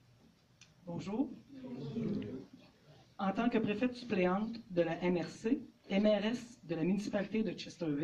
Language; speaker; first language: French; native; French